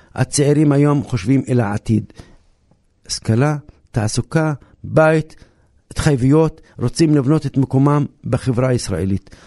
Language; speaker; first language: Hebrew; non-native, local second language; Arabic